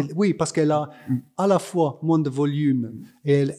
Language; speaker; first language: French; non-native, fluent; English